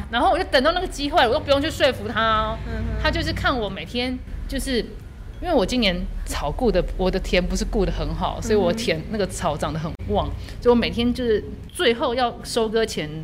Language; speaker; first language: Chinese; native; Chinese